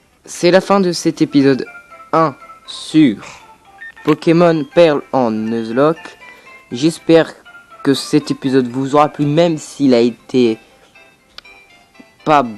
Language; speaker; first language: French; native; French